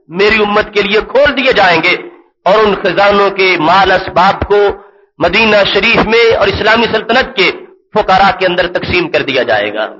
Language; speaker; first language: Urdu; native; Urdu